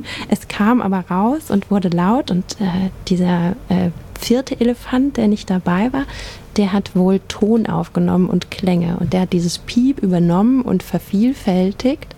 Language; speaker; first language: German; native; German